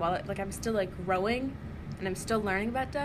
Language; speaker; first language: English; native; English